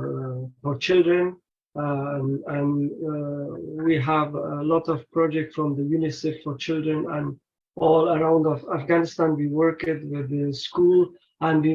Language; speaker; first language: English; non-native, learner; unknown